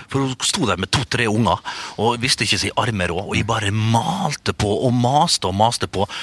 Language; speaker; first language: Norwegian; native; Norwegian